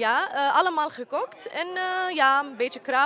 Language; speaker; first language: Dutch; non-native, learner; Arabic